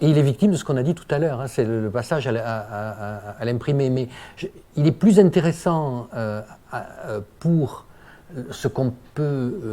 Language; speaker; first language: French; native; French